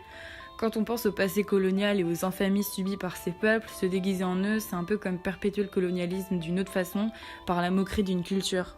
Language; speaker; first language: French; native; French